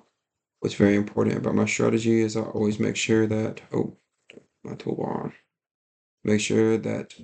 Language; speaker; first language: English; native; English